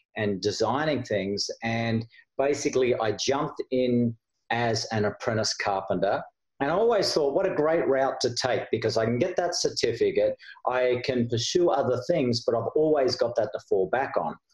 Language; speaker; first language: English; native; English